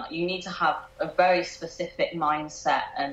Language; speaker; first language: English; native; English